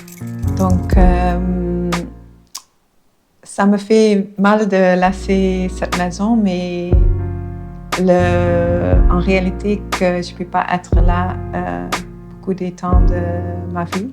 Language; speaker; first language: French; non-native, fluent; Dutch